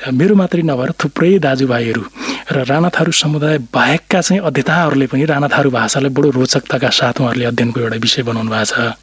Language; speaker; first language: Nepali; non-native, local second language; Rana Tharu